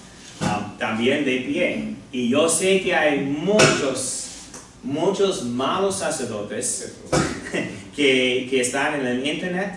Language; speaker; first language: Spanish; non-native, fluent; English